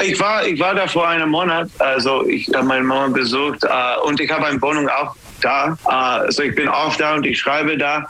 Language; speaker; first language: German; non-native, learner; English